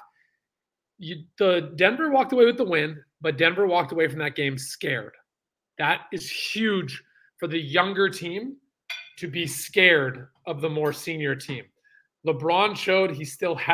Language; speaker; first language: English; native; English